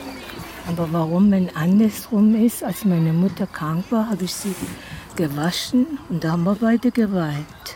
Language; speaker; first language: German; non-native, fluent; Persian